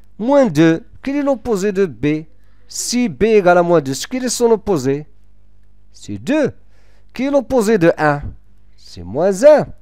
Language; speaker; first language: French; non-native, local second language; Arabic